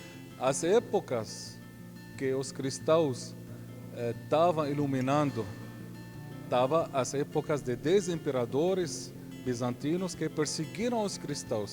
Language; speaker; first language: Portuguese; non-native, fluent; Arabic